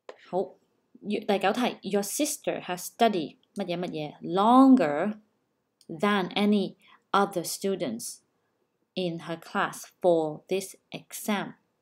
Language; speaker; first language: English; non-native, local second language; Cantonese